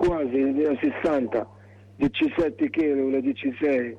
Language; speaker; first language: Italian; non-native, learner; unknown